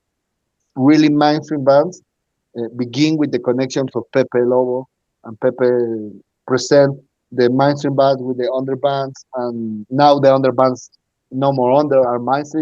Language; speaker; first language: English; non-native, learner; Spanish